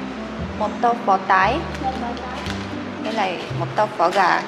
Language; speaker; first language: Vietnamese; non-native, learner; Japanese